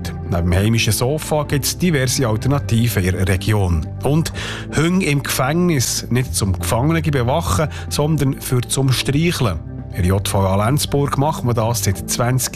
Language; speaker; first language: German; native; German